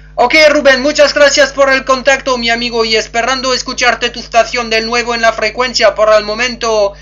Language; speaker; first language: Spanish; non-native, learner; French